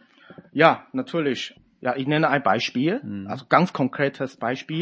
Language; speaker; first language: German; non-native, fluent; Chinese